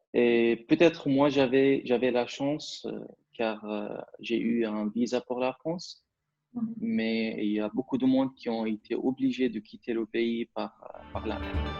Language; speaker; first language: French; non-native, fluent; Arabic